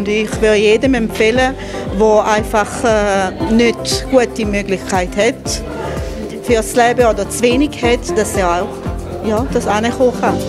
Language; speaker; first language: German; non-native, learner; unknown